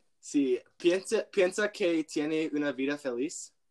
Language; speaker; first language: Spanish; non-native, learner; English